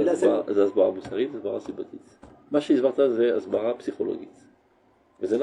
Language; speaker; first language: Hebrew; non-native, fluent; French